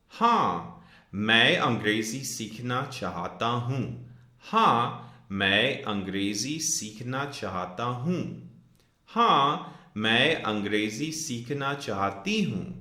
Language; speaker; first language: Hindi; non-native, fluent; English